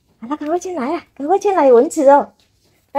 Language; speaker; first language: Chinese; non-native, fluent; Indonesian